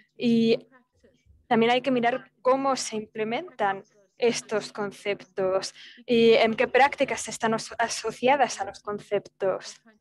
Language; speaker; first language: Spanish; non-native, fluent; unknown